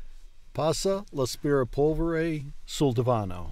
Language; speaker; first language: Italian; non-native, learner; English